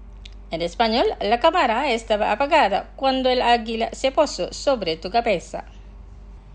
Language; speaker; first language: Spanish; non-native, fluent; Indonesian